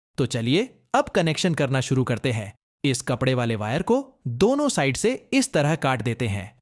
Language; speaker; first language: Hindi; native; Hindi